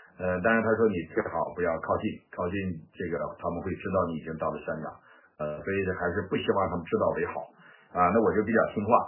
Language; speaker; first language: Chinese; native; Chinese